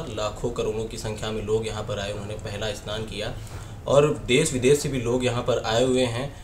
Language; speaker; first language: Hindi; native; Hindi